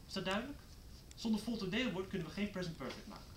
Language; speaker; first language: Dutch; non-native, fluent; English